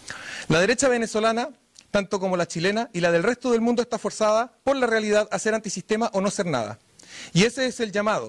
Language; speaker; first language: Spanish; native; Spanish